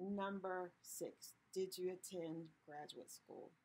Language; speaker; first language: English; native; English